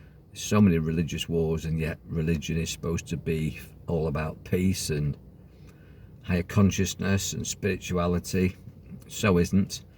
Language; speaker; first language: English; native; English